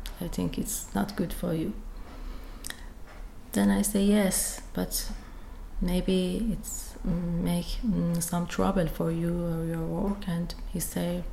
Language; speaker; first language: English; non-native, learner; Persian